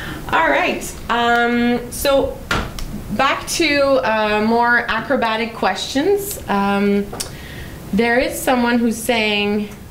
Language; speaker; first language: English; non-native, fluent; French